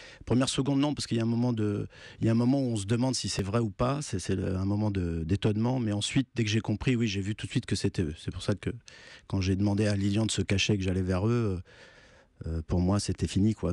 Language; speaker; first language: French; native; French